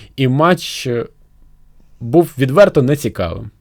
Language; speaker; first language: Ukrainian; non-native, local second language; Russian